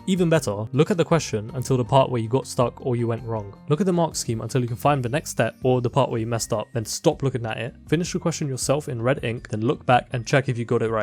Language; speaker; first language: English; native; English